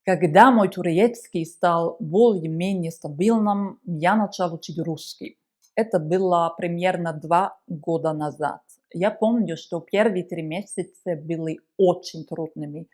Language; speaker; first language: Russian; non-native, learner; German